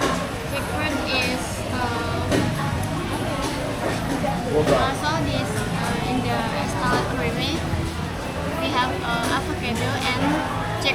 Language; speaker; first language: English; non-native, learner; Indonesian